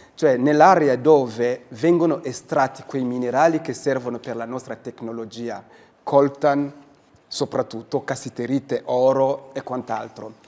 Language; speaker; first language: Italian; non-native, fluent; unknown